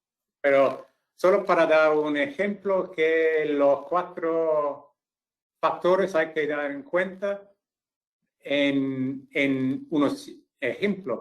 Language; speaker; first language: Spanish; non-native, fluent; English